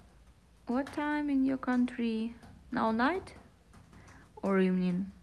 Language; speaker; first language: English; non-native, learner; Russian